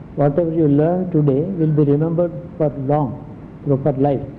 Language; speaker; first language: English; non-native, local second language; Telugu